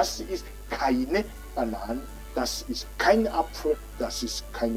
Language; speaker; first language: German; non-native, fluent; Rundi